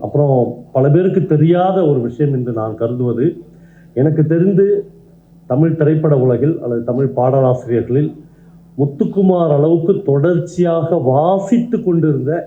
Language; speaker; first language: Tamil; native; Tamil